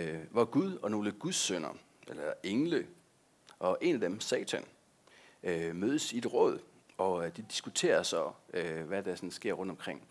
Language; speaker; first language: Danish; native; Danish